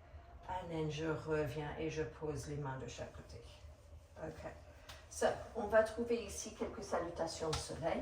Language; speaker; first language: French; non-native, fluent; English